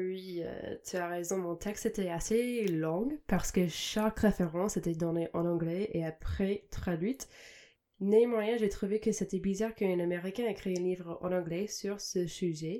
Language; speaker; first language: French; non-native, fluent; English